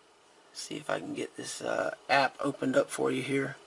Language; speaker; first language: English; native; English